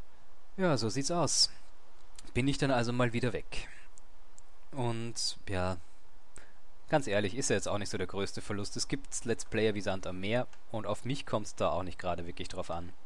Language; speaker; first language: German; native; German